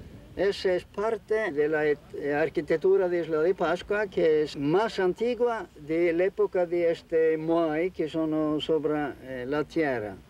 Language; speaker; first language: Spanish; non-native, fluent; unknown